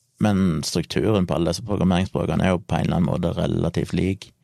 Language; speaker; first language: Norwegian; native; Norwegian